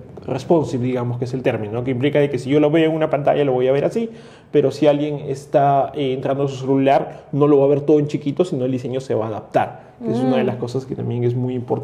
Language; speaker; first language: Spanish; native; Spanish